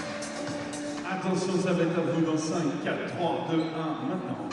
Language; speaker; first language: French; native; French